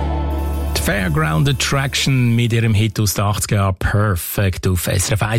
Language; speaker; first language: German; native; German